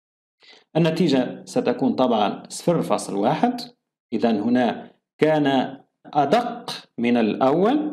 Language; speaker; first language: Arabic; native; Arabic